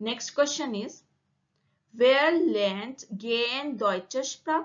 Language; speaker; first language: German; non-native, learner; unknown